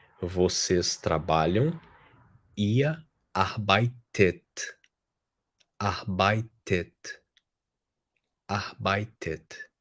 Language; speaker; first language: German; non-native, fluent; Portuguese